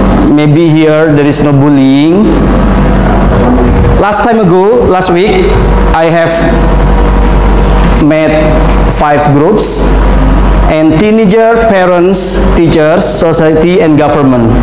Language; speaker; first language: English; non-native, fluent; Indonesian